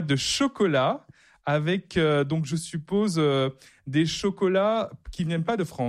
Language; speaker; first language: French; native; French